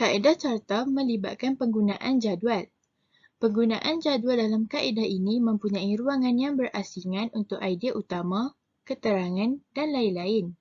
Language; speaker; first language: Malay; native; Malay